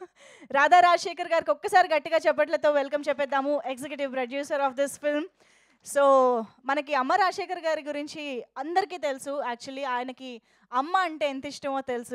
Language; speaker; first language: Telugu; native; Telugu